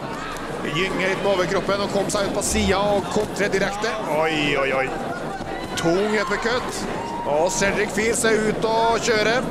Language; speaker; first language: Norwegian; native; Norwegian